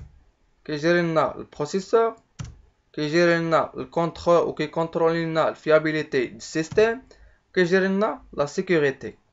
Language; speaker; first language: Arabic; native; Arabic